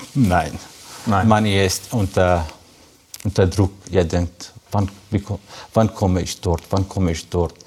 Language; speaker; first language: German; non-native, learner; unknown